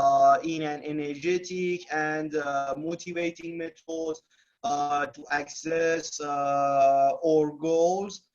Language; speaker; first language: English; non-native, learner; Persian